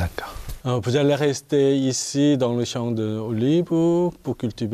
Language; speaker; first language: French; non-native, learner; Korean